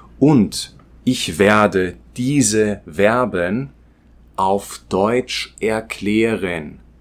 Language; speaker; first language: German; non-native, fluent; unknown